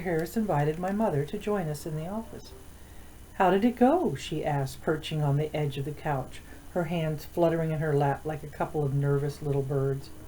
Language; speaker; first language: English; native; English